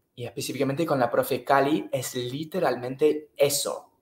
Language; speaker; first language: Spanish; non-native, fluent; English